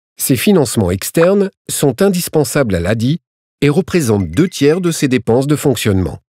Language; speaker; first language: French; native; French